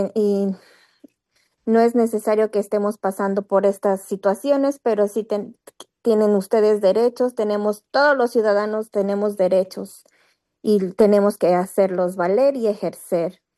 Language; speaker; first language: Spanish; native; Spanish